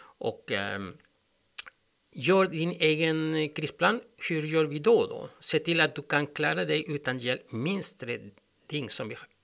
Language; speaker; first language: Swedish; non-native, learner; Spanish